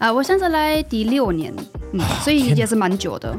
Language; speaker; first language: Chinese; non-native, fluent; German